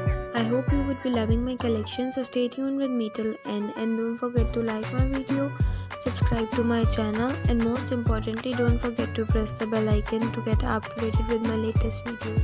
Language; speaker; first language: English; non-native, local second language; Urdu